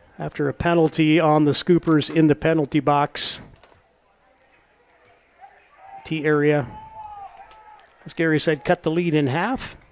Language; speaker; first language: English; native; English